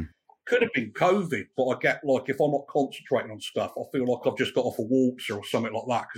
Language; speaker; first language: English; native; English